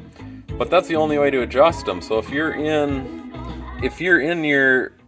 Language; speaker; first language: English; native; English